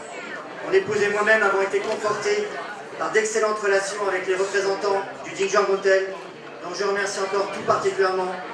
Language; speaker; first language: French; native; French